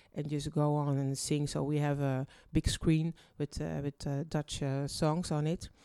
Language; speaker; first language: English; early bilingual, other home language; Dutch